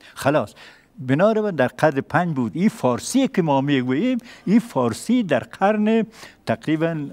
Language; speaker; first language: Persian; native; Persian